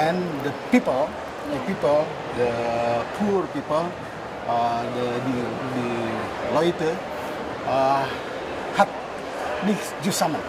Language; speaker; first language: English; non-native, learner; Indonesian